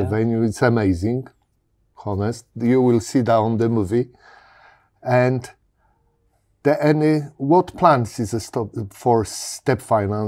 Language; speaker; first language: English; non-native, learner; Polish